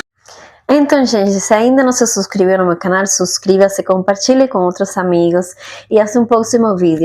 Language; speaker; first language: Portuguese; non-native, fluent; Spanish